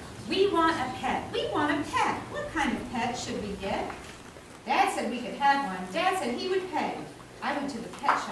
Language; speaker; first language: English; native; English